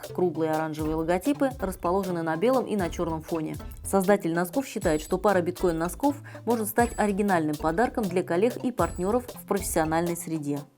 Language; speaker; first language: Russian; native; Russian